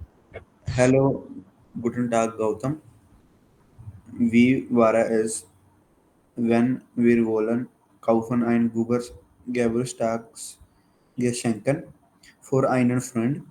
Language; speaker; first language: German; non-native, learner; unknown